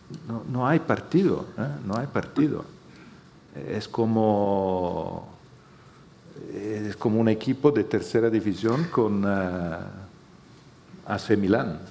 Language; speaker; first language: Spanish; non-native, fluent; Italian